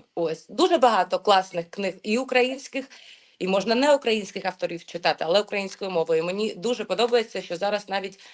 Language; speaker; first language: Ukrainian; non-native, local second language; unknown